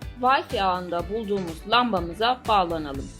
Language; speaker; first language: Turkish; native; Turkish